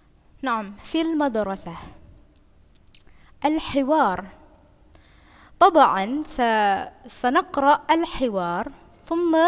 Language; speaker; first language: Arabic; non-native, fluent; Indonesian